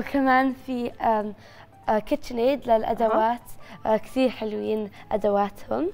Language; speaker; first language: Arabic; early bilingual, heritage; Arabic